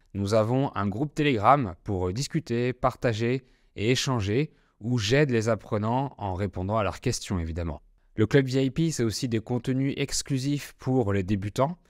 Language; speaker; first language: French; native; French